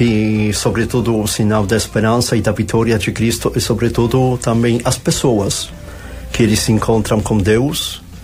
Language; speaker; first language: Portuguese; non-native, fluent; Polish